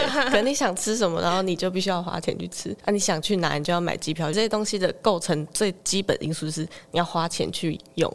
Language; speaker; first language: Chinese; native; Chinese